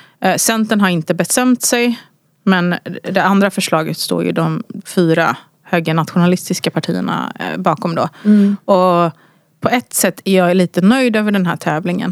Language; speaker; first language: Swedish; early bilingual, other home language; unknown